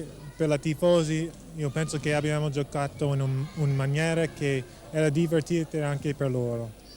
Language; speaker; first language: Italian; non-native, fluent; English